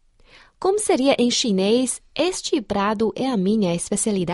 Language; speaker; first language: Portuguese; non-native, fluent; Chinese